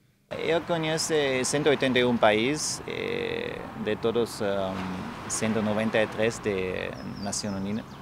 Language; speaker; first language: Portuguese; non-native, learner; German